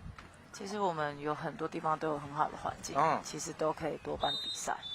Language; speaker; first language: Chinese; native; Chinese